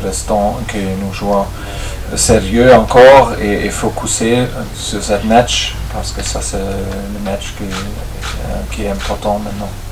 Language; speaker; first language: French; non-native, fluent; German